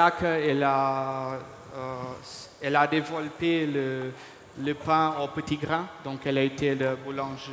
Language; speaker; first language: French; non-native, fluent; Portuguese